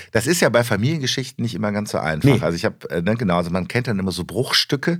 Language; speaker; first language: German; native; German